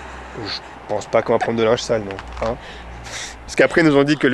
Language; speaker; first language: French; native; French